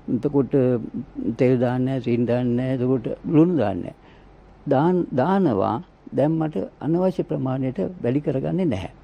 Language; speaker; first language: Sinhala; native; Sinhala